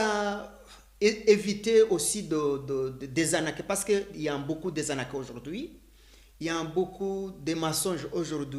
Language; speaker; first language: French; non-native, learner; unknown